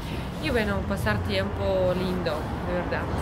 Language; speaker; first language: Spanish; non-native, learner; Russian